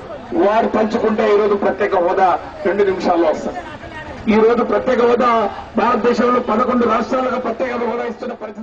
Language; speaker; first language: Telugu; native; Telugu